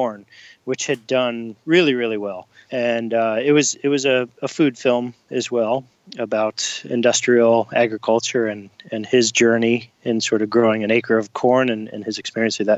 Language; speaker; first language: English; native; English